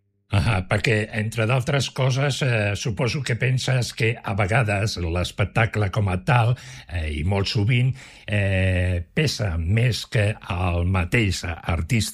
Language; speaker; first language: Catalan; native; Catalan